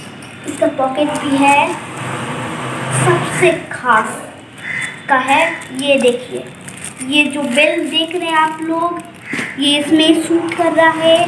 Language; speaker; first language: Hindi; native; Hindi